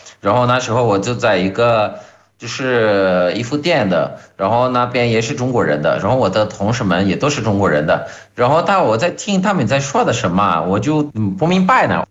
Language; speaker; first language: Chinese; non-native, fluent; Portuguese